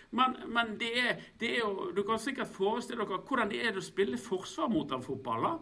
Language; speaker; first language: Norwegian; native; Norwegian